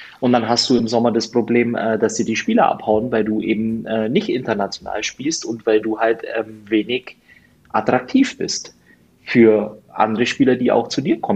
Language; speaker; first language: German; native; German